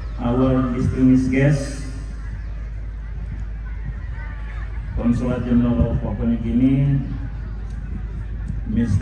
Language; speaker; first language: English; non-native, learner; Indonesian